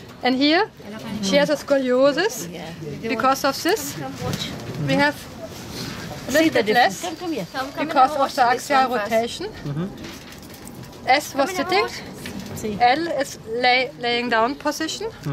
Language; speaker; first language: English; non-native, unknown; German